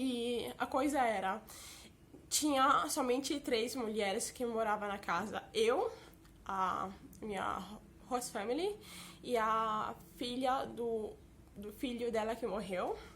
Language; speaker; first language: Portuguese; early bilingual, heritage; Portuguese